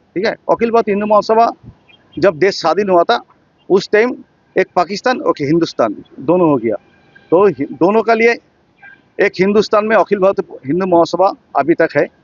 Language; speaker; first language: Hindi; non-native, local second language; Bangla